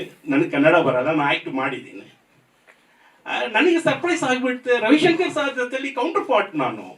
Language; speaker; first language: Kannada; non-native, fluent; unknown